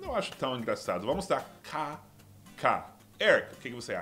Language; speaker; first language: Portuguese; non-native, fluent; English